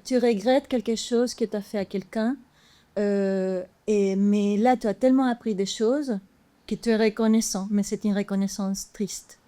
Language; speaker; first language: French; non-native, fluent; Spanish